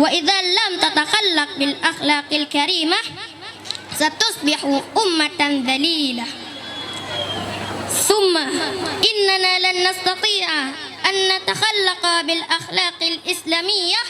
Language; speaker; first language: Arabic; non-native, learner; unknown